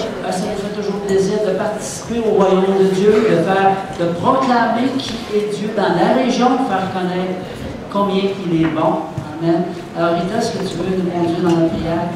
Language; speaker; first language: French; native; French